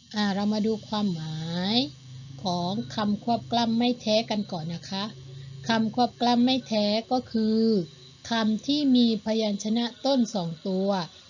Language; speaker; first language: Thai; non-native, local second language; Malay